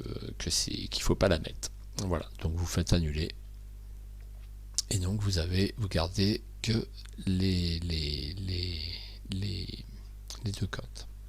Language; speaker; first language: French; native; French